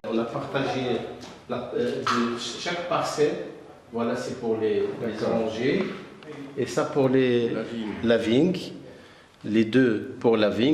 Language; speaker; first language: French; non-native, local second language; Arabic